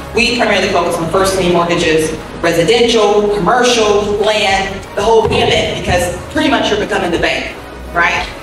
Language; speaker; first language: English; native; English